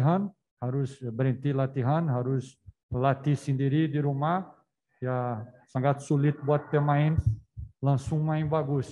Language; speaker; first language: Indonesian; non-native, fluent; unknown